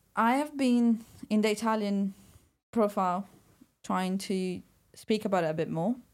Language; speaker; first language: English; non-native, fluent; Italian